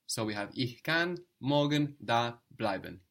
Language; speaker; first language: German; non-native, fluent; English